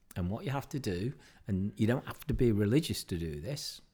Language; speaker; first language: English; native; English